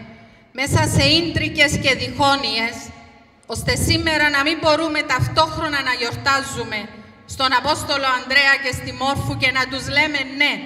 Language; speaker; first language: Greek; native; Greek